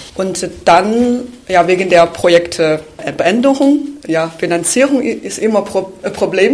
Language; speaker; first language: German; non-native, fluent; Chinese